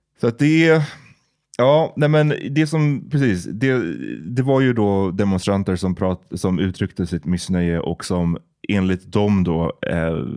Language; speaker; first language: Swedish; native; Swedish